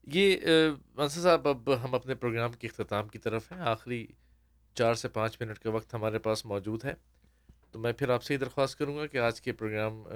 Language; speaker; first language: Urdu; native; Urdu